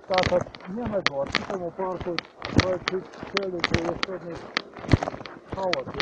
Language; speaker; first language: Polish; non-native, learner; Slovenian